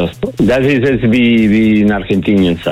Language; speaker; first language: German; non-native, learner; Spanish